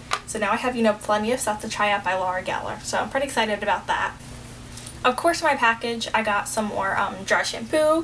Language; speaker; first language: English; native; English